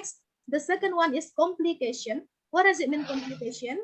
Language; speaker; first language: English; non-native, learner; Indonesian